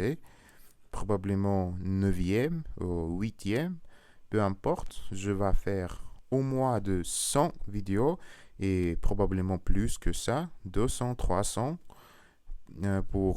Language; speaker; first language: French; non-native, learner; Russian